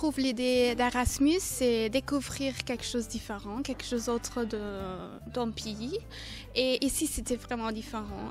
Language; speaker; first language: French; non-native, fluent; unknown